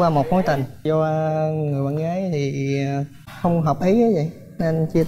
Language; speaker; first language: Vietnamese; native; Vietnamese